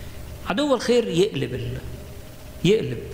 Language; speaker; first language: Arabic; native; Arabic